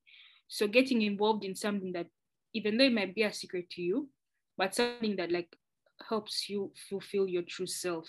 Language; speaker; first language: English; non-native, local second language; Ganda